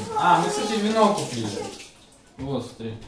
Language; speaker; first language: German; non-native, fluent; Russian